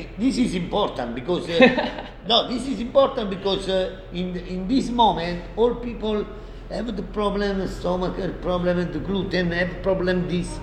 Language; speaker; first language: English; non-native, learner; Italian